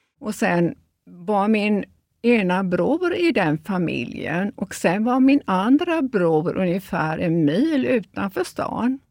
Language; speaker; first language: Swedish; early bilingual, other home language; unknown